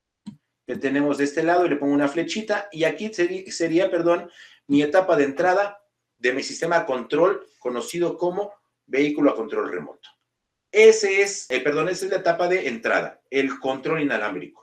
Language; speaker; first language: Spanish; native; Spanish